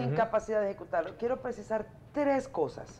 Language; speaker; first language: Spanish; native; Spanish